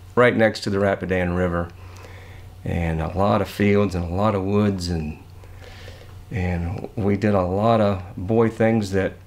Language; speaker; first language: English; native; English